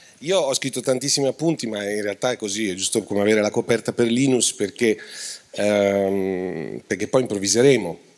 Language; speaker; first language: Italian; native; Italian